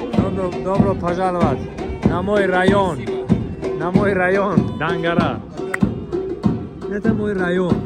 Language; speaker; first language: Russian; non-native, learner; Tajik